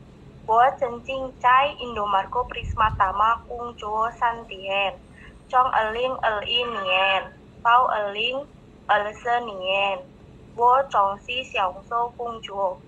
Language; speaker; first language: Chinese; non-native, learner; Indonesian